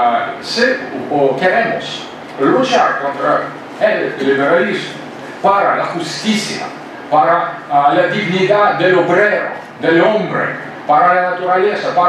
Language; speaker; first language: Spanish; non-native, fluent; Russian